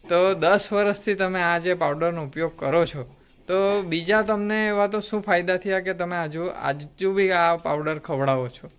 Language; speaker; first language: Gujarati; native; Gujarati